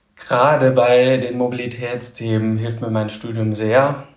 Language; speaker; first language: German; native; German